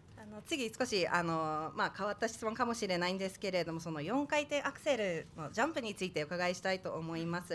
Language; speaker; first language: Japanese; native; Japanese